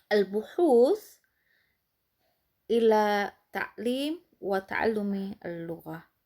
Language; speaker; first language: Arabic; non-native, fluent; Indonesian